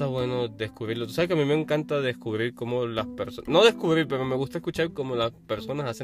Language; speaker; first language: Spanish; native; Spanish